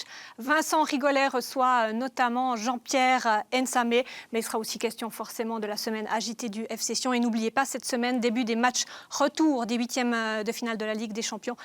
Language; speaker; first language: French; native; French